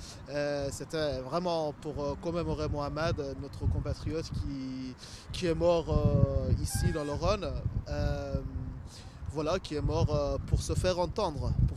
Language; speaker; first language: French; non-native, fluent; Persian